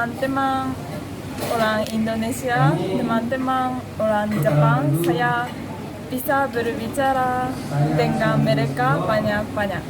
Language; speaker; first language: Indonesian; non-native, learner; Japanese